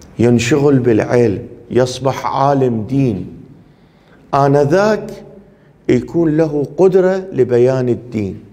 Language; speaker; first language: Arabic; non-native, fluent; Persian